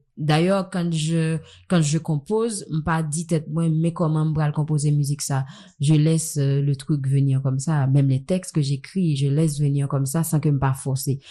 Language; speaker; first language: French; non-native, local second language; Haitian Creole